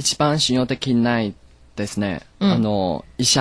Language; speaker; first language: Japanese; non-native, learner; Chinese